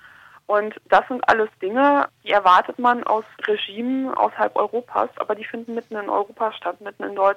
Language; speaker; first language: German; native; German